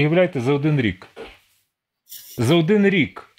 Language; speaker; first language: Ukrainian; native; Ukrainian